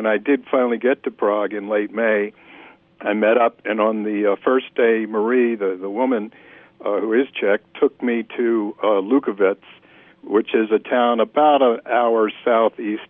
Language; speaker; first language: English; native; English